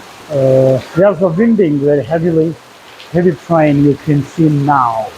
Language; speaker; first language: English; non-native, local second language; Tamil